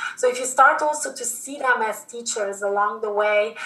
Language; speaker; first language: English; non-native, fluent; Italian